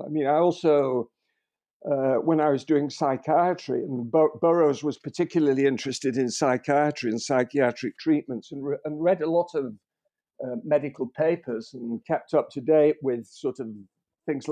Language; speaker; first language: English; native; English